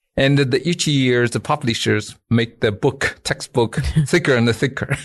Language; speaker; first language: English; non-native, fluent; Chinese